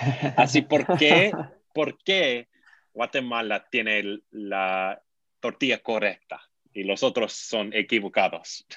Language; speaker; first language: Spanish; non-native, fluent; English